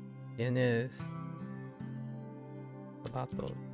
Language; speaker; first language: Spanish; non-native, learner; English